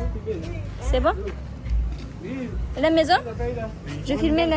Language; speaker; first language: French; non-native, learner; Kazakh